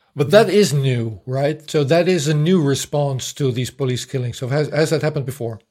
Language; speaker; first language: English; non-native, fluent; Dutch